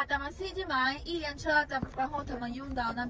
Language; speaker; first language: Chinese; non-native, learner; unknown